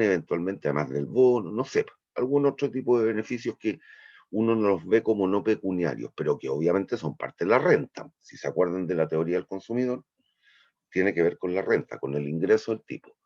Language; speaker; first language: Spanish; native; Spanish